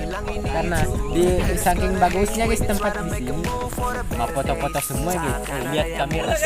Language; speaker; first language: Indonesian; non-native, local second language; Buginese